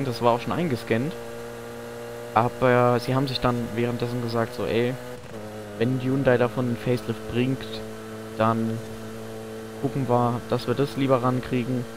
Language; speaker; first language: German; native; German